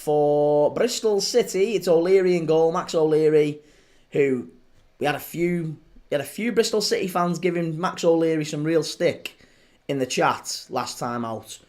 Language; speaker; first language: English; native; English